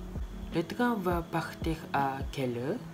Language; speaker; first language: French; non-native, learner; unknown